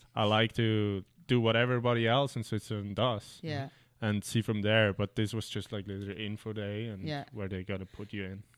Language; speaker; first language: English; non-native, fluent; German